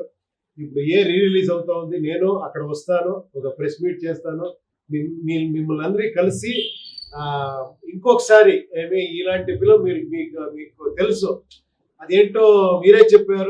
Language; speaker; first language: Telugu; non-native, local second language; Kannada